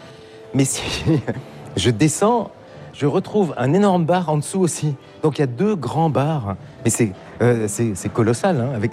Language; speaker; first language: French; native; French